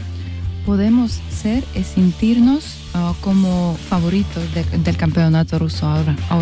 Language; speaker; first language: Spanish; non-native, learner; Russian